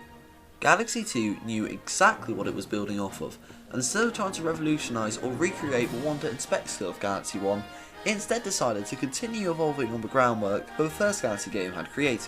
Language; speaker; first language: English; native; English